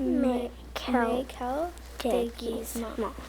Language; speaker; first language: French; non-native, local second language; English